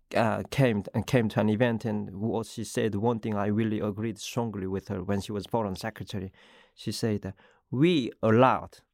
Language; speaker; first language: English; non-native, learner; Korean